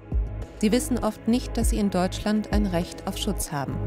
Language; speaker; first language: German; native; German